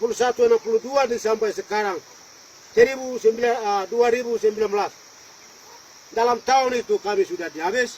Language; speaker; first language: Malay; non-native, local second language; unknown